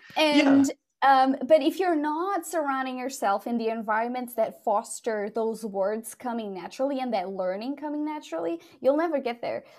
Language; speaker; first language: English; non-native, fluent; Portuguese